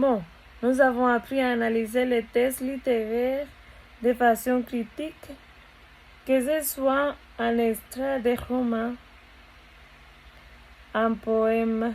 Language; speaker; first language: French; non-native, learner; Spanish